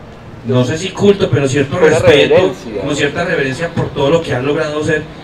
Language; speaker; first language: Spanish; native; Spanish